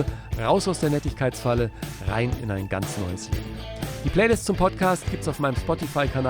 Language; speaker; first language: German; native; German